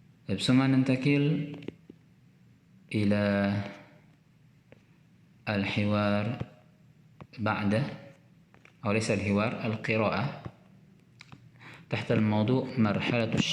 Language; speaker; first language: Arabic; non-native, fluent; Indonesian